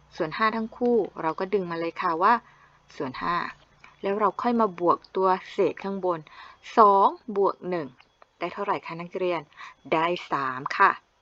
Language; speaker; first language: Thai; non-native, local second language; Malay